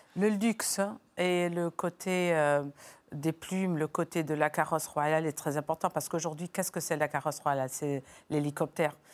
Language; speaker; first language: French; non-native, fluent; Portuguese